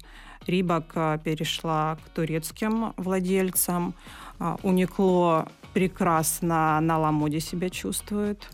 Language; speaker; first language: Russian; native; Russian